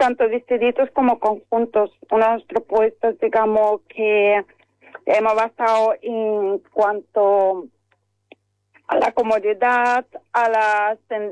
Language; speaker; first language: Spanish; non-native, fluent; Estonian